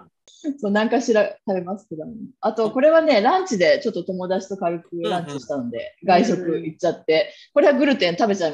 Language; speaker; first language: Japanese; native; Japanese